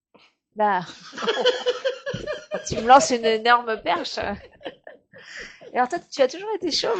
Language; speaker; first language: French; native; French